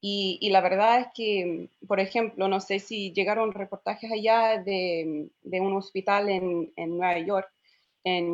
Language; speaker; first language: Spanish; non-native, fluent; English